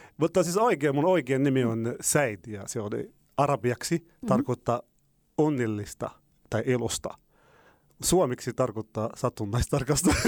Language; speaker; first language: Finnish; non-native, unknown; Arabic